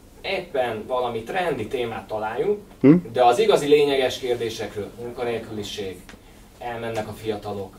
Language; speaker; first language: Hungarian; native; Hungarian